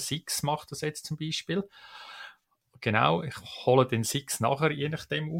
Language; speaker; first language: German; native; German